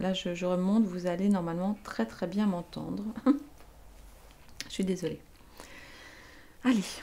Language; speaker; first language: French; native; French